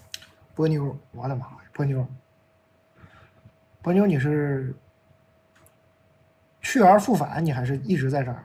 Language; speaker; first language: Chinese; native; Chinese